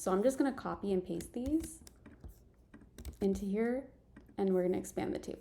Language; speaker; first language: English; native; English